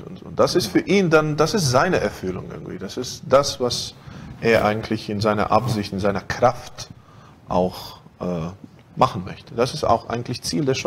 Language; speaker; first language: German; non-native, fluent; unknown